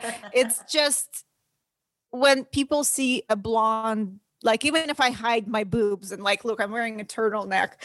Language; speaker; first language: English; non-native, fluent; Russian